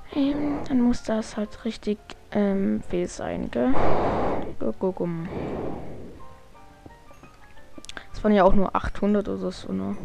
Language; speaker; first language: German; native; German